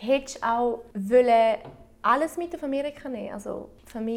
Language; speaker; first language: German; early bilingual, other home language; Albanian